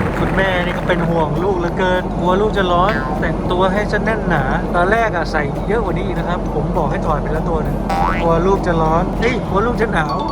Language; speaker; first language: Thai; native; Thai